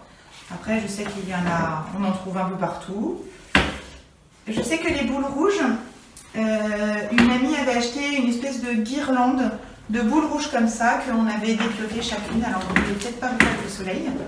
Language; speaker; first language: French; native; French